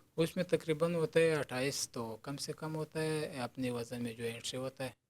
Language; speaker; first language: Urdu; non-native, local second language; Pashto